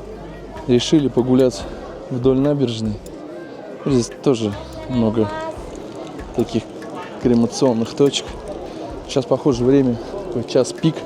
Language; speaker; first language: Russian; native; Russian